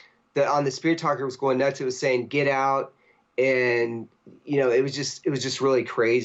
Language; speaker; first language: English; native; English